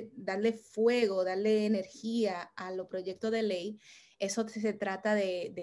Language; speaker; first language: Spanish; early bilingual, heritage; Spanish